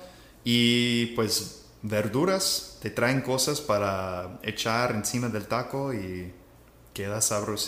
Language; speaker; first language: Spanish; non-native, fluent; English